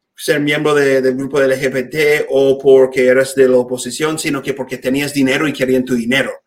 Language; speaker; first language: Spanish; non-native, fluent; English